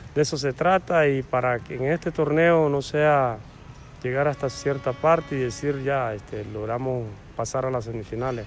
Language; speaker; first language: Spanish; native; Spanish